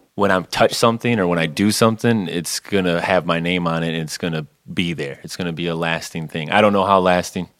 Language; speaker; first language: English; native; English